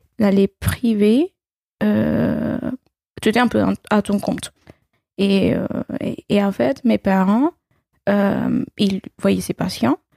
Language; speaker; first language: French; non-native, fluent; Spanish